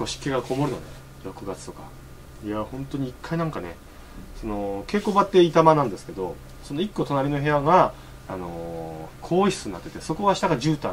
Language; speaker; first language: Japanese; native; Japanese